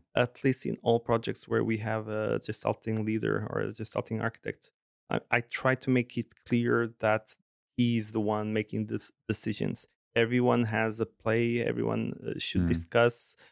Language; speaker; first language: English; non-native, fluent; Portuguese